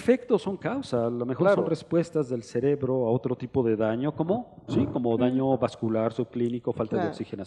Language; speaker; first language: Spanish; native; Spanish